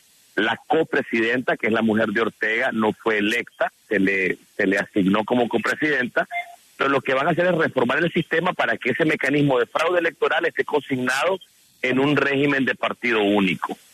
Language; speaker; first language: Spanish; native; Spanish